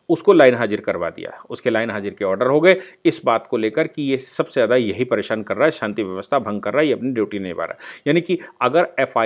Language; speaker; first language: Hindi; native; Hindi